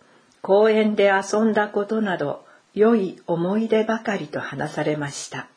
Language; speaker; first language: Japanese; native; Japanese